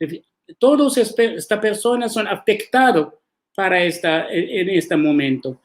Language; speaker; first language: Spanish; non-native, learner; Arabic